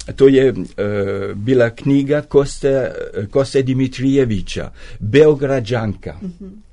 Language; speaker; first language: Serbian; non-native, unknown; French